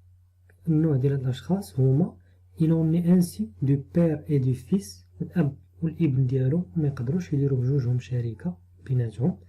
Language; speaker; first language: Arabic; native; Arabic